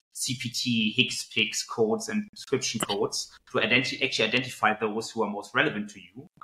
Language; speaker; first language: English; non-native, fluent; German